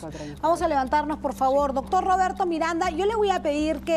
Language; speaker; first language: Spanish; native; Spanish